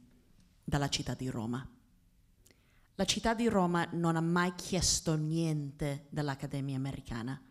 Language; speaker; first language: Italian; non-native, fluent; English